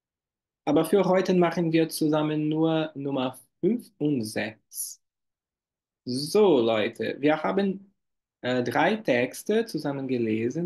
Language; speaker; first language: German; non-native, fluent; Portuguese